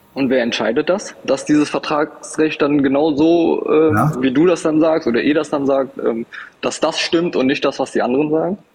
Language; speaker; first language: German; native; German